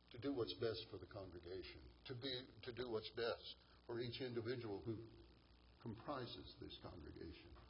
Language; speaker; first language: English; native; English